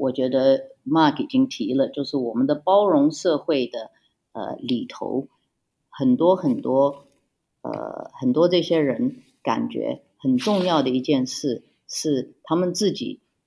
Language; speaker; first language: Chinese; early bilingual, heritage; Chinese